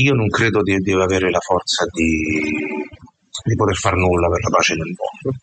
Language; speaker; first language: Spanish; non-native, fluent; Italian